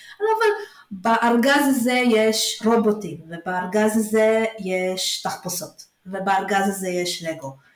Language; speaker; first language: Hebrew; early bilingual, other home language; Russian